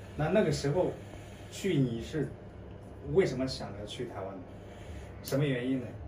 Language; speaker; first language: Chinese; native; Chinese